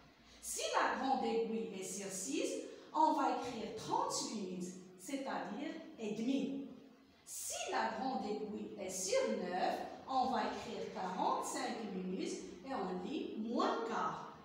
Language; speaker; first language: French; non-native, local second language; Arabic